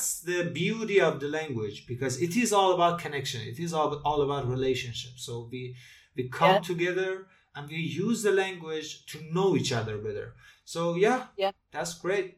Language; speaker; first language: English; non-native, fluent; Persian